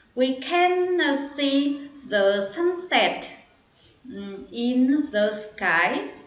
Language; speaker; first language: English; non-native, learner; Vietnamese